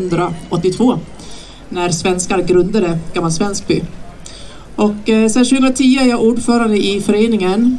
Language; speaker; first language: Swedish; native; Swedish